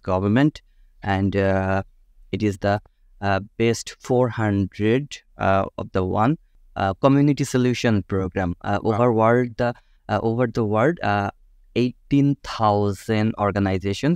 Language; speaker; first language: English; non-native, local second language; Bangla